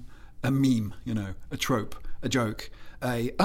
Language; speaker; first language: English; native; English